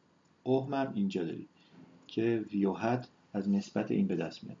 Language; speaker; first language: Persian; native; Persian